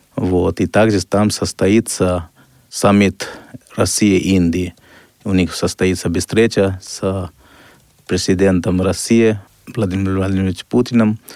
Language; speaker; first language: Russian; non-native, fluent; Hindi